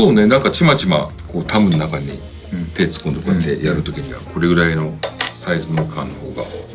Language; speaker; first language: Japanese; native; Japanese